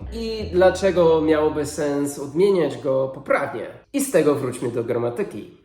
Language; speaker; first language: Polish; non-native, fluent; English